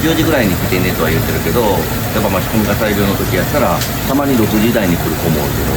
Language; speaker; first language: Japanese; native; Japanese